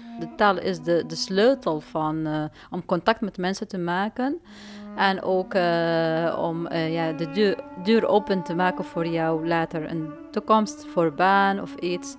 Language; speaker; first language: Dutch; non-native, learner; Arabic